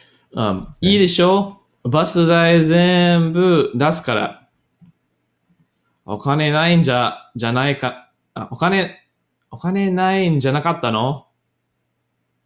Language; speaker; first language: Japanese; non-native, learner; English